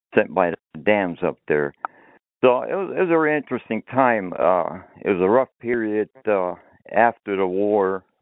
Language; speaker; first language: English; early bilingual, other home language; Finnish